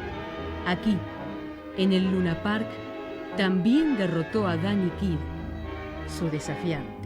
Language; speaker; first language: Spanish; native; Spanish